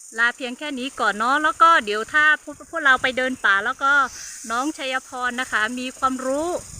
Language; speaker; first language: Thai; native; Thai